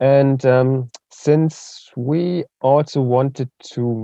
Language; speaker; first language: English; non-native, fluent; German